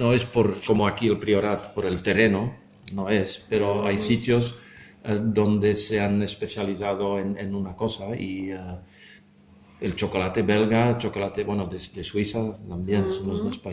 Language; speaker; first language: Spanish; non-native, fluent; Dutch